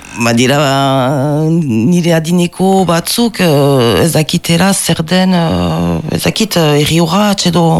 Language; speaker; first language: Basque; non-native, local second language; French